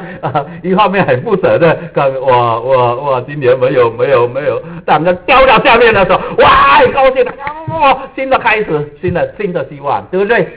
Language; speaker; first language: Chinese; native; Chinese